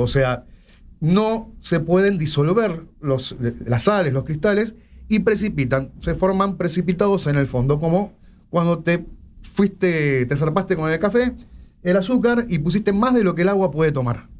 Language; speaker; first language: Spanish; native; Spanish